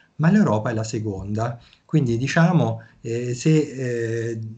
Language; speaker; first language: Italian; native; Italian